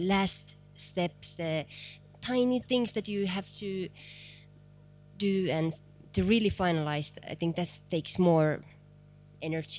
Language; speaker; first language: English; non-native, fluent; Finnish